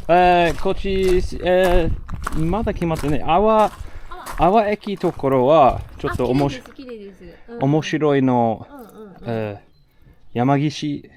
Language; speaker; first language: Japanese; non-native, learner; English